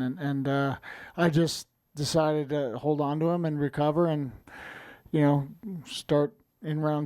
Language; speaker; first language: English; native; English